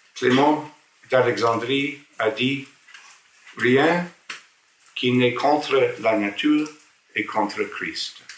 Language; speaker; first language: French; non-native, fluent; English